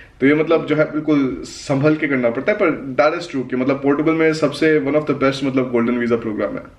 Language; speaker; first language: Hindi; native; Hindi